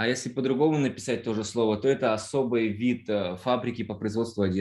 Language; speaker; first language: Russian; native; Russian